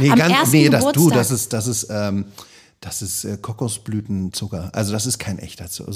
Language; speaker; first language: German; native; German